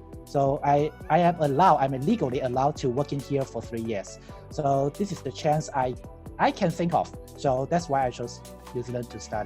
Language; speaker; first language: English; non-native, learner; Chinese